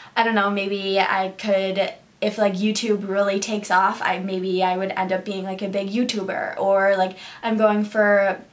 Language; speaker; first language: English; native; English